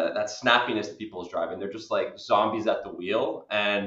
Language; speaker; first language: English; native; English